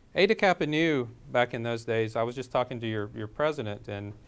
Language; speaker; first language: English; native; English